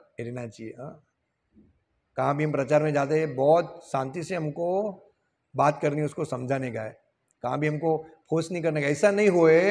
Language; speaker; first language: Hindi; non-native, local second language; Gujarati